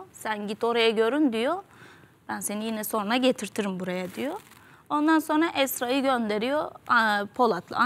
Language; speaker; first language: Turkish; native; Turkish